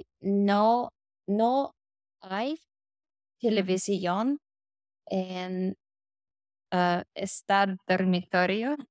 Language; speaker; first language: Spanish; non-native, learner; English